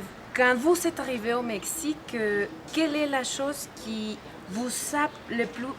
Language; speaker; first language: French; non-native, fluent; Spanish